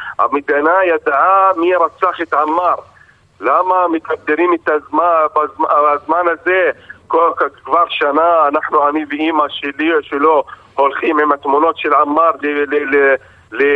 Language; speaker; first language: Hebrew; non-native, local second language; Arabic